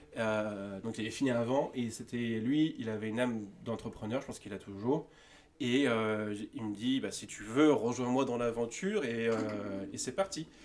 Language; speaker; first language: French; native; French